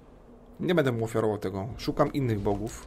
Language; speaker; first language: Polish; native; Polish